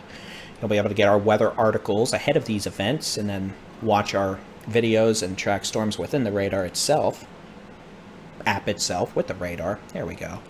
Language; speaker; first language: English; native; English